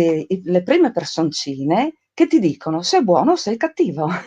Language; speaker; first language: Italian; native; Italian